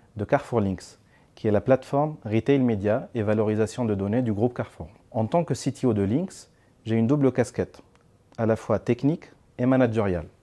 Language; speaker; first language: French; non-native, local second language; Arabic